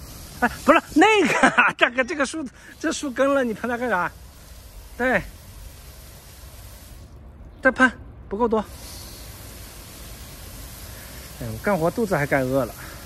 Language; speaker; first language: Chinese; native; Chinese